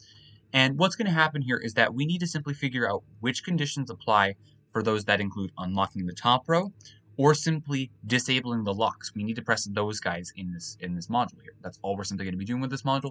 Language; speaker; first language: English; native; English